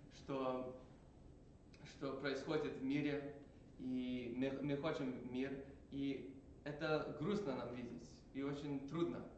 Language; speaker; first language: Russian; early bilingual, heritage; English